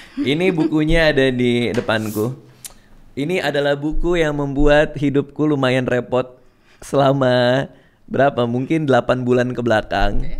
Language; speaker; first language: Indonesian; native; Indonesian